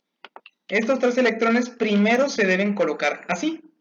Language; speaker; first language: Spanish; native; Spanish